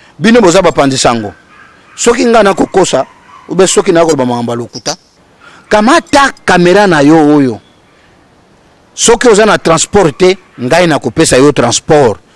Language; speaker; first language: Lingala; non-native, local second language; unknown